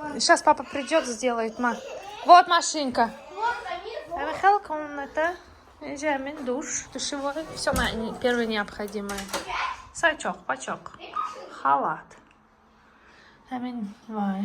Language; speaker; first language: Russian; non-native, local second language; Tajik